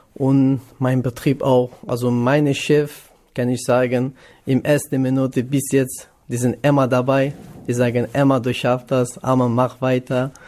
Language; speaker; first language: German; non-native, learner; Kurdish